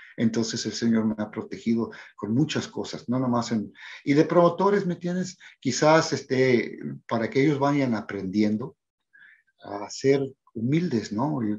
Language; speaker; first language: Spanish; early bilingual, heritage; Spanish